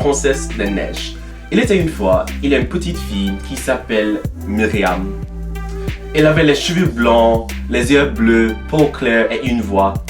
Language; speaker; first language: French; non-native, learner; English